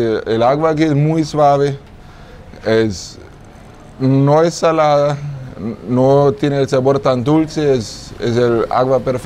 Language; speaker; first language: Spanish; non-native, fluent; German